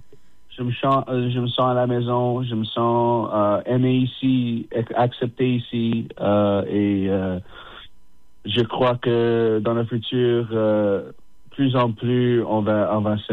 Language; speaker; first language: French; non-native, fluent; English